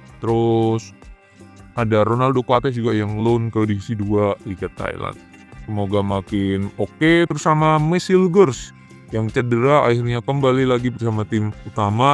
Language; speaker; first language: Indonesian; native; Indonesian